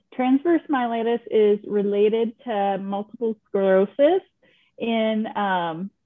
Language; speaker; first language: English; native; English